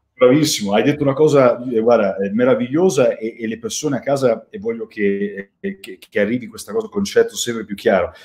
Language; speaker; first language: Italian; early bilingual, heritage; Italian